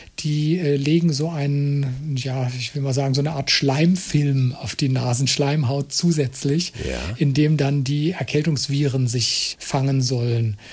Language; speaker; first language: German; native; German